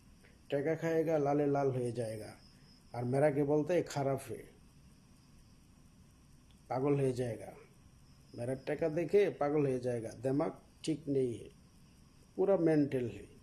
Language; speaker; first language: Hindi; non-native, learner; Bangla